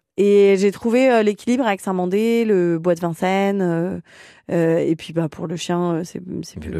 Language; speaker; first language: French; native; French